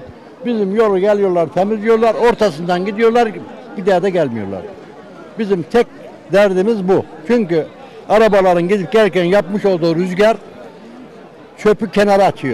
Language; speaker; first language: Turkish; native; Turkish